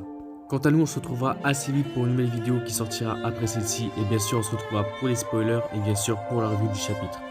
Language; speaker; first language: French; native; French